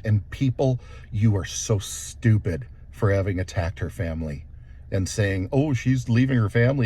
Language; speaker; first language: English; native; English